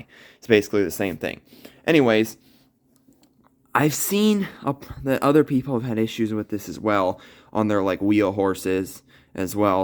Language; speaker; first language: English; native; English